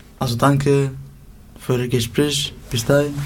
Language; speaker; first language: German; native; German